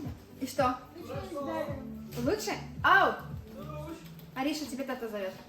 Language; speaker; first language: Russian; native; Russian